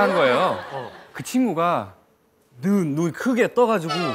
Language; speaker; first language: Korean; non-native, fluent; Thai